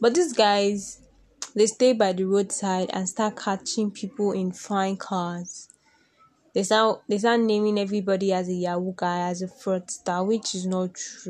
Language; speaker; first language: English; non-native, local second language; Yoruba